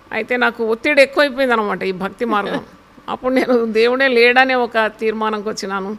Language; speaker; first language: Telugu; non-native, local second language; Malayalam